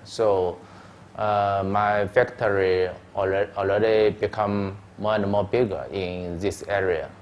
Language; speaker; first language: English; non-native, learner; Chinese